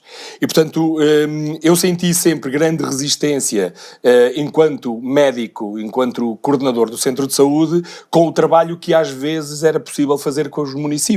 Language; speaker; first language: Portuguese; native; Portuguese